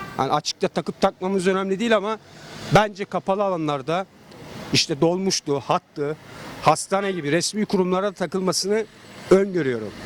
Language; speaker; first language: Turkish; native; Turkish